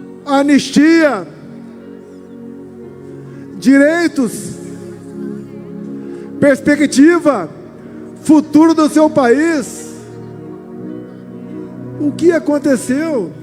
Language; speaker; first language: Portuguese; native; Portuguese